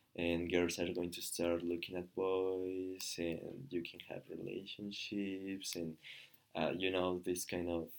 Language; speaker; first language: English; non-native, fluent; Spanish